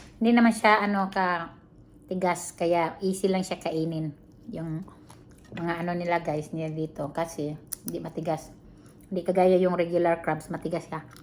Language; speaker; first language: Filipino; non-native, local second language; Cebuano